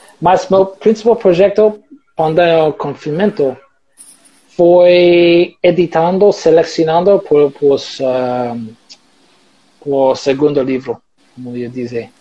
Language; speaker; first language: Portuguese; non-native, learner; English